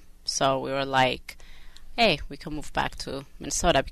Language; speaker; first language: English; non-native, fluent; Amharic